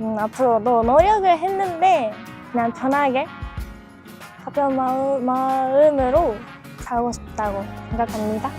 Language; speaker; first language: Korean; non-native, learner; Japanese